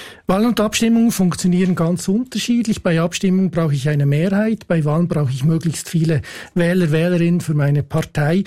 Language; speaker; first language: German; native; German